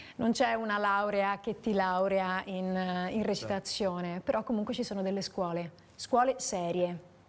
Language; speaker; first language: Italian; native; Italian